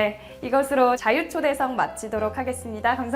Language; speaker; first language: Korean; native; Korean